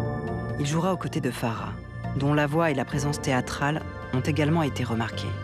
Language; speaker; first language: French; native; French